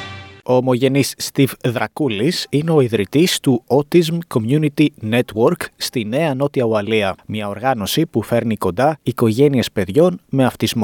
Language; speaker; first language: Greek; native; Greek